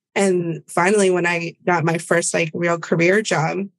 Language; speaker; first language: English; early bilingual, other home language; Spanish